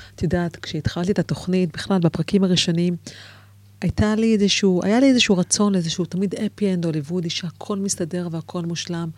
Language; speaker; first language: Hebrew; native; Hebrew